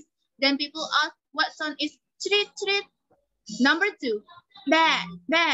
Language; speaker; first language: English; non-native, learner; Indonesian